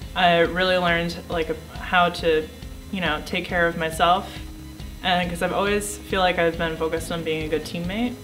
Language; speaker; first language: English; native; English